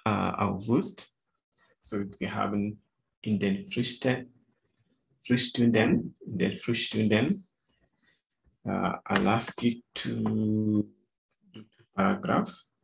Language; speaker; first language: German; non-native, fluent; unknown